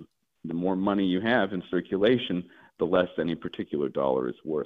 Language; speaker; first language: English; native; English